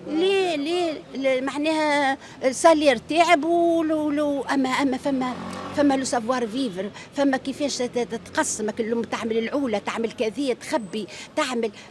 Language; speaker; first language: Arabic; native; Arabic